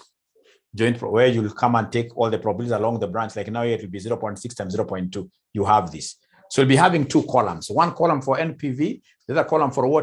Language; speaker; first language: English; non-native, local second language; Swahili